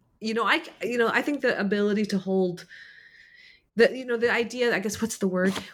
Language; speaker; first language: English; early bilingual, other home language; Arabic